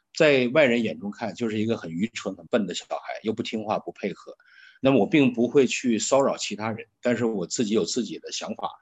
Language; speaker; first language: Chinese; native; Chinese